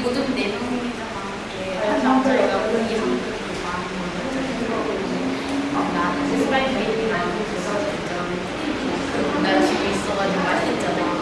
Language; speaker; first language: Korean; early bilingual, heritage; Korean